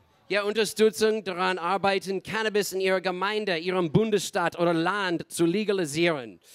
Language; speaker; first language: German; non-native, learner; English